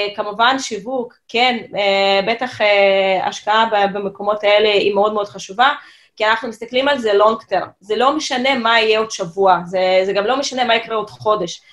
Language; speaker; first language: Hebrew; non-native, fluent; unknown